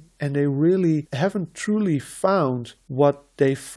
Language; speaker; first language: English; non-native, fluent; Dutch